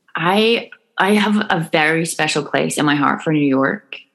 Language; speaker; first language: English; native; English